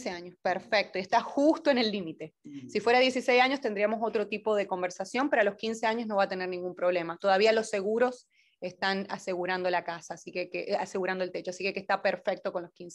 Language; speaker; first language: Spanish; native; Spanish